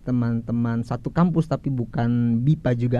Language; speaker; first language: Indonesian; native; Indonesian